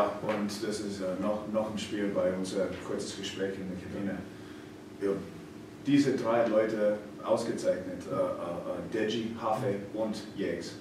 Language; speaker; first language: German; non-native, fluent; English